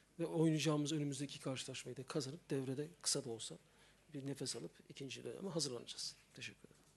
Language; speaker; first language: Turkish; native; Turkish